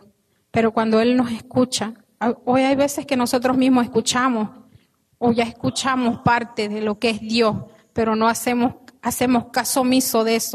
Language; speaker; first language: Spanish; native; Spanish